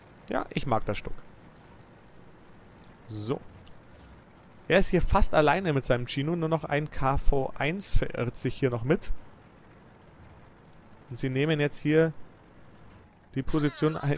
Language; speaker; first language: German; native; German